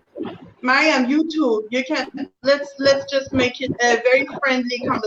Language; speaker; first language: English; non-native, fluent; Persian